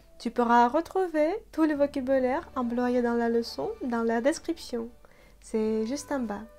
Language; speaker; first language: French; non-native, fluent; Russian